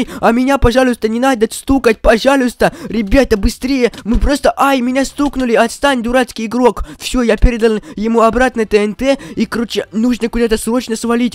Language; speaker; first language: Russian; native; Russian